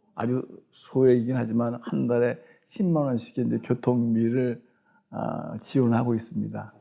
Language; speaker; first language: Korean; native; Korean